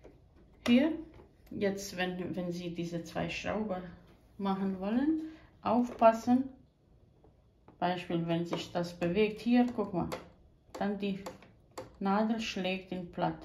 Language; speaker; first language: German; non-native, fluent; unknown